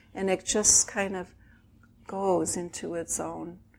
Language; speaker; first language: English; native; English